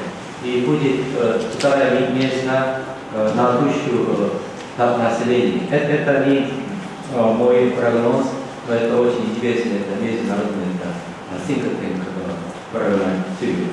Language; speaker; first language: Russian; non-native, learner; Korean